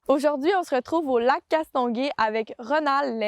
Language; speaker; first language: French; native; French